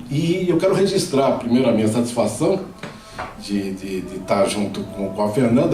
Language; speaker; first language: Portuguese; native; Portuguese